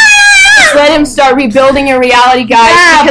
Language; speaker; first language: English; native; English